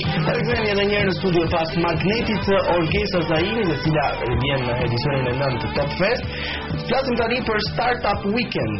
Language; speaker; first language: Albanian; native; Albanian